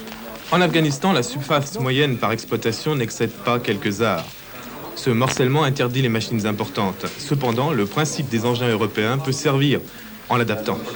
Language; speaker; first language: French; native; French